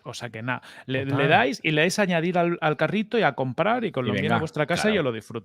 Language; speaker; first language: Spanish; native; Spanish